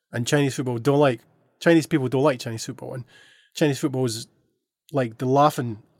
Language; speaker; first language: English; native; English